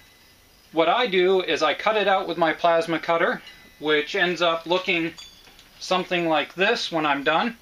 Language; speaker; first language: English; native; English